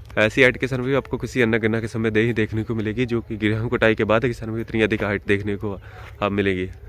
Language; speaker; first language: Hindi; non-native, local second language; Punjabi